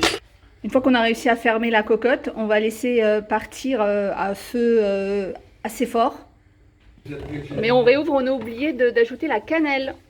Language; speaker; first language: French; native; French